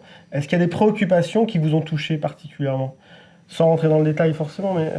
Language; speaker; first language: French; native; French